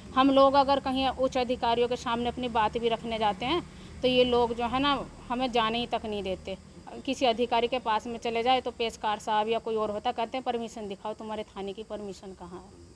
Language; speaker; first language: Hindi; native; Hindi